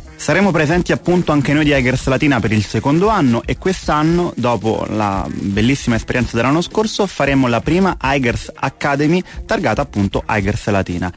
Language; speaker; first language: Italian; native; Italian